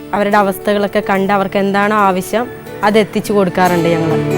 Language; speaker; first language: Malayalam; native; Malayalam